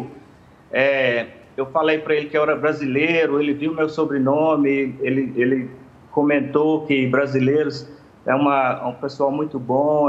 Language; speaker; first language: Portuguese; native; Portuguese